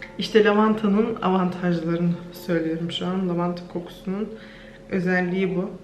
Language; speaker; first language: Turkish; early bilingual, heritage; Turkish